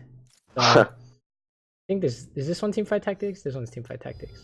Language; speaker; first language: English; native; English